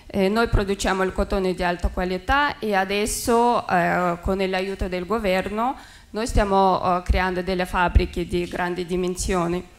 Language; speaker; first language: Italian; non-native, fluent; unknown